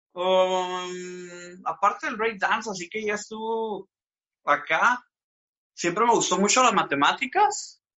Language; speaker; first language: Spanish; native; Spanish